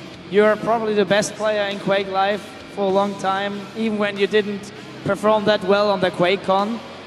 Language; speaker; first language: English; non-native, fluent; German